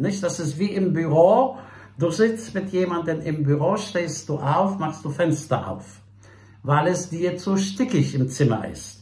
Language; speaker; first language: German; non-native, fluent; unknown